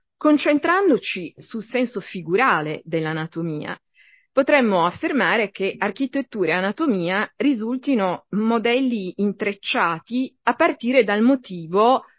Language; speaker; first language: Italian; native; Italian